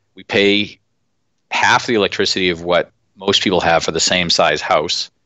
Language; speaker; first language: English; native; English